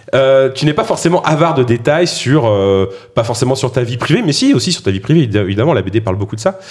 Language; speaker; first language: French; native; French